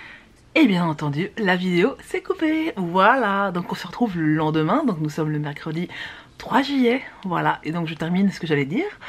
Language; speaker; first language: French; native; French